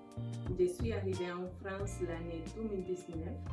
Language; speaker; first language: French; non-native, learner; Spanish